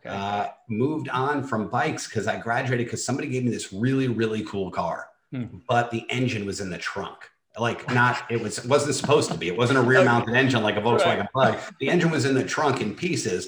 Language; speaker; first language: English; native; English